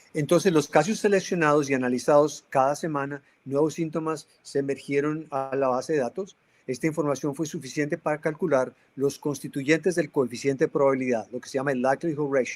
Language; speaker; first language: Spanish; native; Spanish